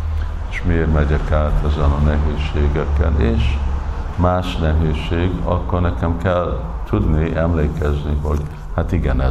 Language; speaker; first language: Hungarian; early bilingual, heritage; English